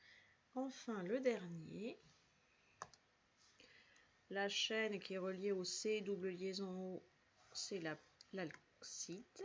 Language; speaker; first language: French; native; French